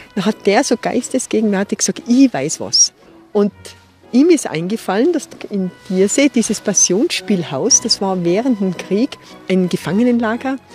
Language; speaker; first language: German; native; German